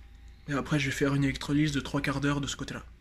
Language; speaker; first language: French; native; French